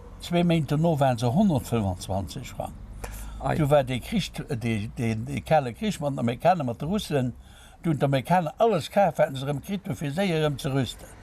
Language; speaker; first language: Luxembourgish; native; Luxembourgish